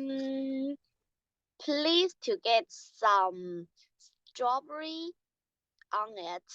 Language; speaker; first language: English; non-native, learner; Chinese